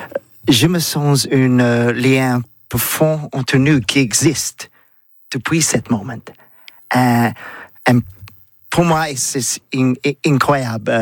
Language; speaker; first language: French; non-native, learner; English